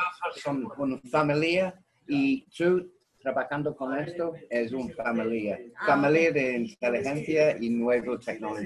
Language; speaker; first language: Spanish; non-native, learner; English